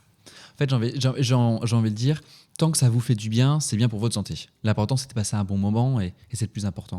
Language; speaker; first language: French; native; French